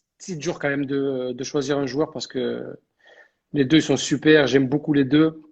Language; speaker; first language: French; early bilingual, other home language; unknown